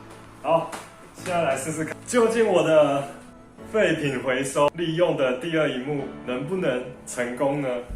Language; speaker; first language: Chinese; native; Chinese